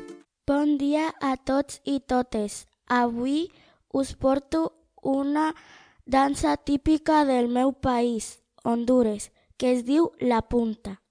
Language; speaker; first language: Catalan; early bilingual, other home language; Spanish